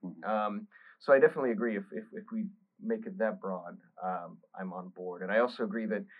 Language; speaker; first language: English; early bilingual, other home language; Bulgarian